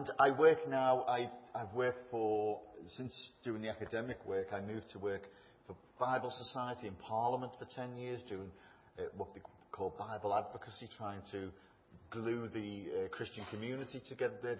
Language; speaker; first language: English; native; English